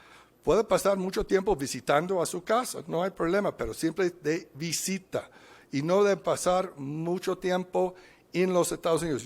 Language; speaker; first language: Spanish; non-native, fluent; English